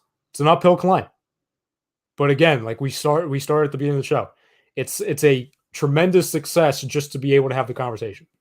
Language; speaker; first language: English; native; English